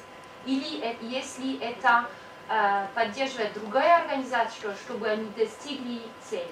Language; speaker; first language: Russian; non-native, fluent; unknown